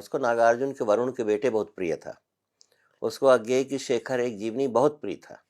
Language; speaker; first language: Hindi; native; Hindi